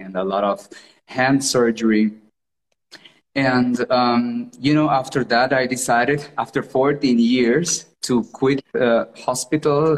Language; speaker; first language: English; non-native, fluent; Spanish